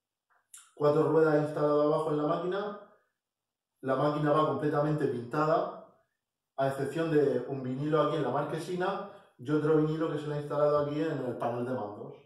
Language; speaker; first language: Spanish; native; Spanish